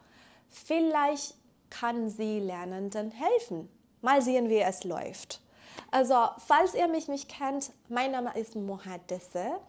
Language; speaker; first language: German; native; German